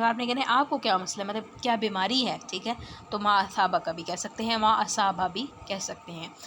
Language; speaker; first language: Urdu; non-native, local second language; Punjabi